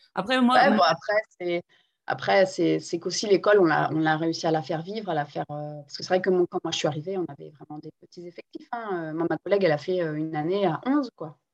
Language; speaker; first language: French; non-native, local second language; Guadeloupean Creole French